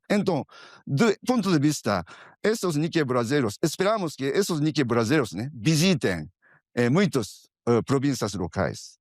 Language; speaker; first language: Portuguese; non-native, fluent; Japanese